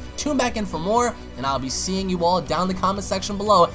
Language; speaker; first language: English; native; English